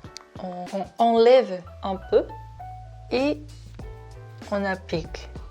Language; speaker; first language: French; non-native, fluent; Korean